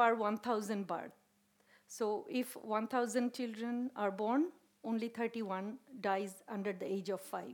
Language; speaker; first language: English; non-native, local second language; Bangla